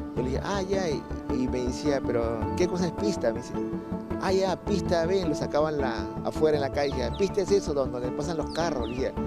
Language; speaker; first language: Spanish; native; Spanish